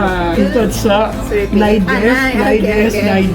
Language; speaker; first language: Japanese; non-native, learner; Filipino